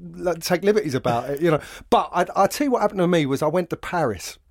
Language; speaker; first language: English; native; English